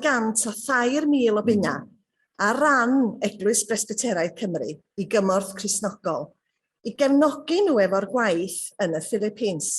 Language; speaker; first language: Welsh; native; Welsh